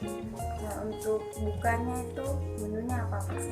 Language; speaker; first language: Indonesian; native; Indonesian